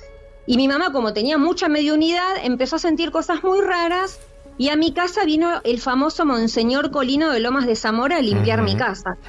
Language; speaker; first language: Spanish; native; Spanish